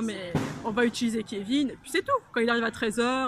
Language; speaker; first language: French; native; French